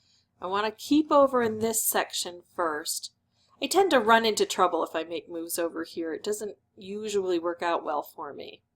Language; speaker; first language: English; native; English